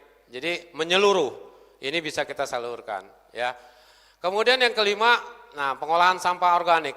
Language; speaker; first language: Indonesian; native; Indonesian